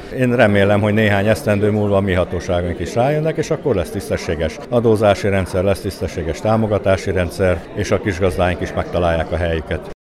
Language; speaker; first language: Hungarian; native; Hungarian